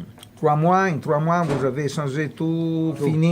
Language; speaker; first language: French; non-native, fluent; Italian